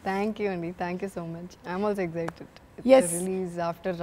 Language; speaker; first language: Telugu; non-native, fluent; Malayalam